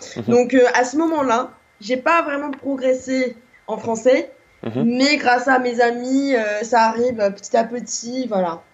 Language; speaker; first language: French; non-native, fluent; Korean